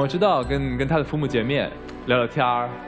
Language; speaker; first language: Chinese; non-native, learner; German